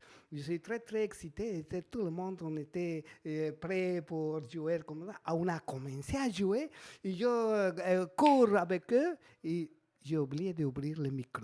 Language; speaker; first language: French; non-native, learner; Spanish